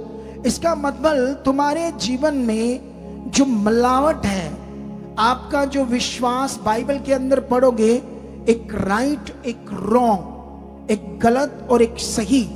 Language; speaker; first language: Hindi; native; Hindi